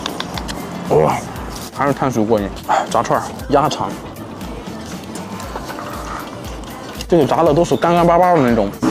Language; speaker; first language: Chinese; native; Chinese